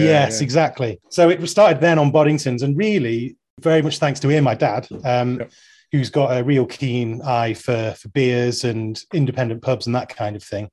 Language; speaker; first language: English; native; English